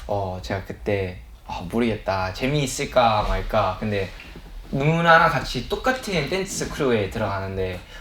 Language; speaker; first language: Korean; early bilingual, heritage; English